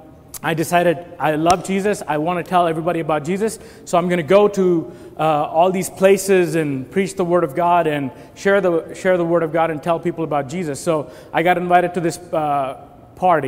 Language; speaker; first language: English; non-native, local second language; Telugu